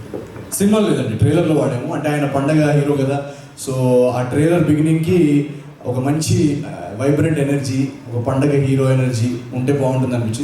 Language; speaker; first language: Telugu; native; Telugu